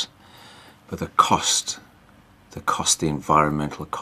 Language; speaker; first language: English; native; English